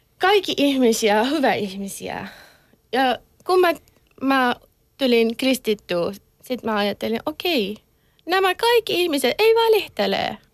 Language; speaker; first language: Finnish; non-native, learner; Persian